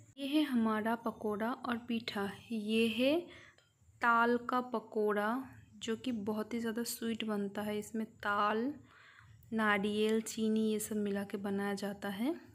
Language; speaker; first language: Hindi; non-native, local second language; Bangla